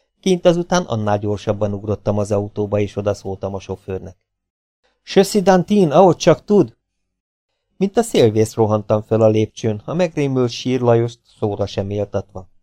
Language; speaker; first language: Hungarian; native; Hungarian